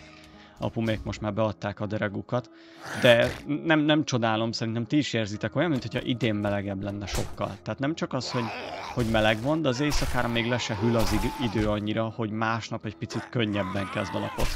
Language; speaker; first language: Hungarian; native; Hungarian